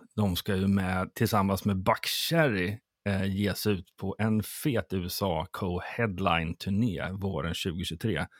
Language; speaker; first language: Swedish; native; Swedish